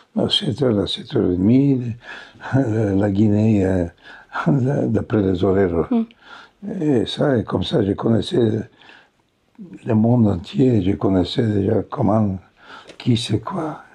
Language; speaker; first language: French; non-native, fluent; Bulgarian